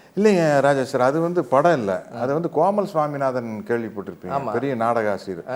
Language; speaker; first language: Tamil; native; Tamil